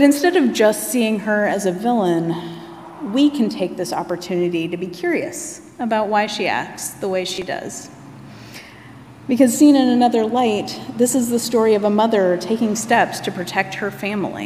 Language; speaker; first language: English; native; English